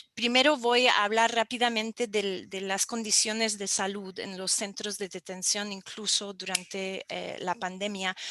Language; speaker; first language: Spanish; non-native, fluent; French